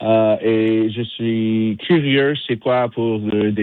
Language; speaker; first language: French; non-native, fluent; English